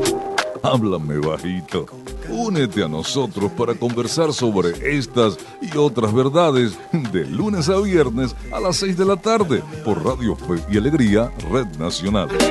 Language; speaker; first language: Spanish; native; Spanish